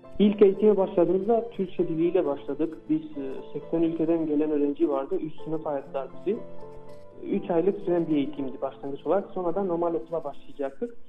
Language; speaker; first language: Turkish; non-native, fluent; Albanian